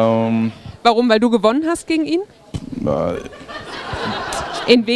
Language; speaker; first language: German; native; German